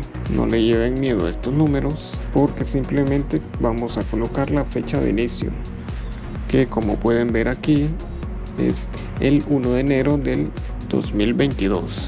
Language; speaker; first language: Spanish; native; Spanish